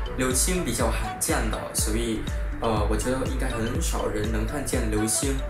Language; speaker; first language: Chinese; non-native, fluent; Vietnamese